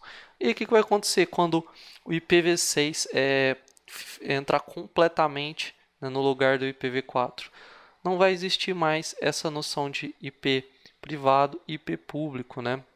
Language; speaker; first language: Portuguese; native; Portuguese